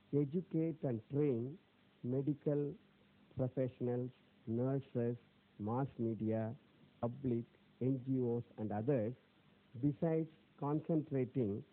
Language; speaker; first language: English; non-native, local second language; Tamil